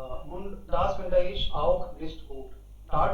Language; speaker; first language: German; non-native, learner; Hindi